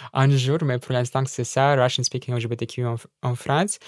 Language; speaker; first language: French; non-native, fluent; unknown